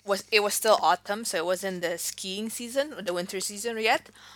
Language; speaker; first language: English; early bilingual, other home language; Indonesian